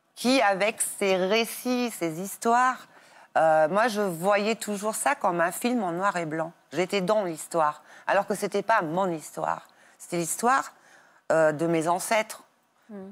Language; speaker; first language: French; non-native, fluent; German